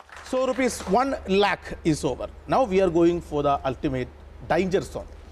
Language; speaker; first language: English; non-native, local second language; Malayalam